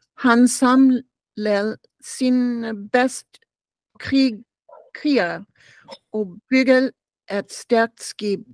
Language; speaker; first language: Danish; non-native, learner; English